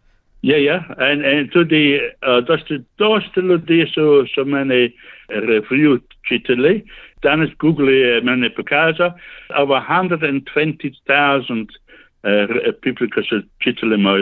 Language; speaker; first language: Slovenian; early bilingual, heritage; Slovenian